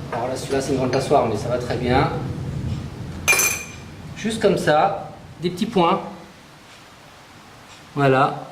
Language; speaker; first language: French; native; French